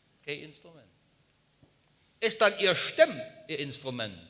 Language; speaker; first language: German; native; German